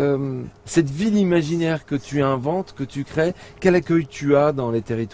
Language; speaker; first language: French; native; French